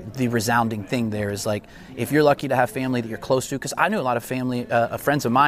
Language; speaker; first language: English; native; English